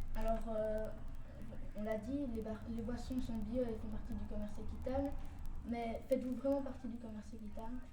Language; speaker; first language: French; native; French